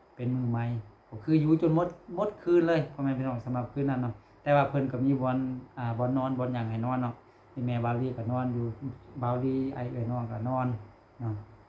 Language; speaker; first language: Lao; non-native, local second language; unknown